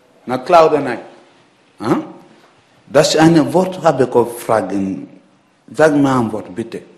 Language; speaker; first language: German; non-native, learner; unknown